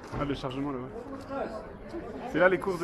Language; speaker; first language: French; native; French